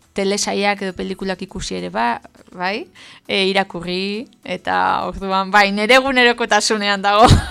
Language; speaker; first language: Basque; native; Basque